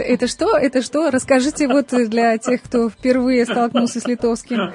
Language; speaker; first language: Russian; native; Russian